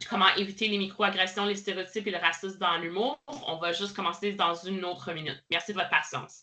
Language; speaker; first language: French; native; French